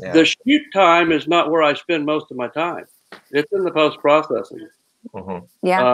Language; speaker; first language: English; native; English